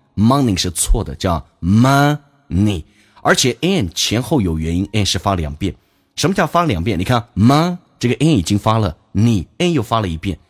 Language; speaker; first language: Chinese; native; Chinese